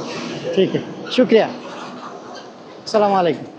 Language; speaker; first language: Hindi; non-native, learner; Bangla